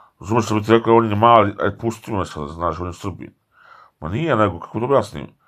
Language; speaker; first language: Serbian; early bilingual, heritage; Serbian